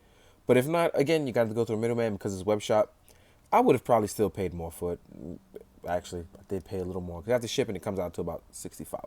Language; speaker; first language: English; native; English